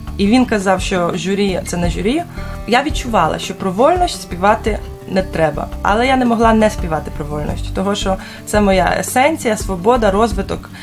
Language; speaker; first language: Ukrainian; native; Ukrainian